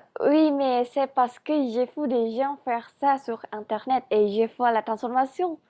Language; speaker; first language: French; non-native, learner; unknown